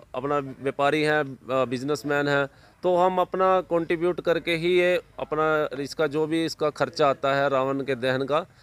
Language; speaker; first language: Hindi; native; Hindi